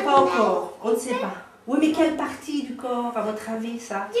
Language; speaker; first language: French; native; French